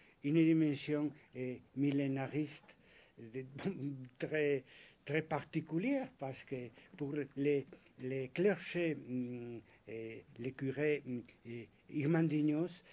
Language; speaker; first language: French; non-native, fluent; Spanish